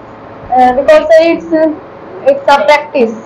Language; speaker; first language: English; non-native, learner; Hindi